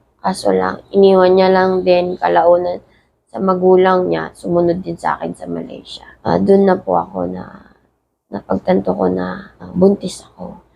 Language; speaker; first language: Filipino; native; Filipino